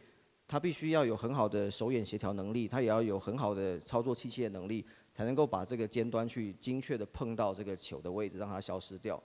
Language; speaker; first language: Chinese; native; Chinese